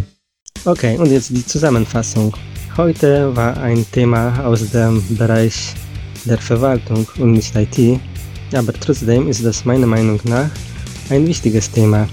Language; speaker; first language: German; non-native, learner; Polish